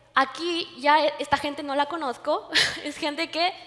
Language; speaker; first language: Spanish; native; Spanish